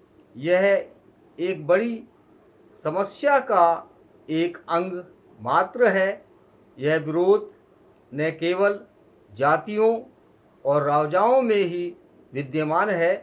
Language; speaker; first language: Hindi; native; Hindi